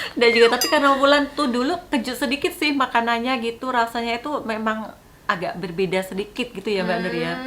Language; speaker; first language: Indonesian; non-native, local second language; Javanese